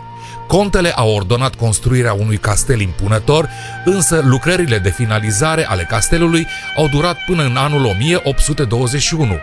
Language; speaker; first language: Romanian; native; Romanian